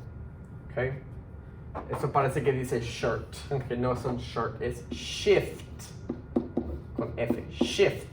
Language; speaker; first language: Spanish; early bilingual, heritage; Spanish